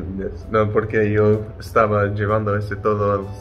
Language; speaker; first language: Spanish; non-native, learner; English